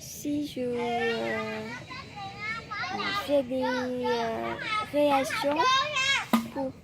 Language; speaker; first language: French; non-native, learner; Vietnamese